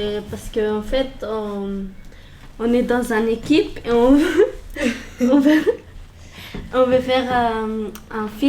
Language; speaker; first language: French; early bilingual, other home language; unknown